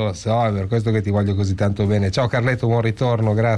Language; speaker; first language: Italian; native; Italian